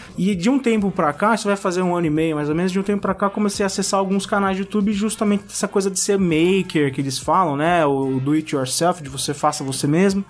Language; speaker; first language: Portuguese; native; Portuguese